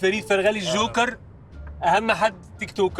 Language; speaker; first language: Arabic; native; Arabic